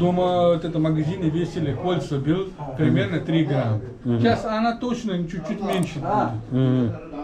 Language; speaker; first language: Russian; non-native, learner; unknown